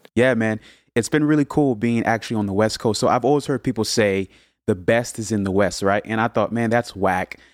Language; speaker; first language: English; early bilingual, other home language; Haitian Creole